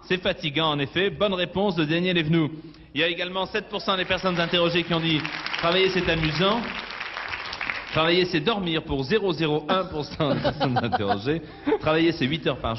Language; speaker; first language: French; native; French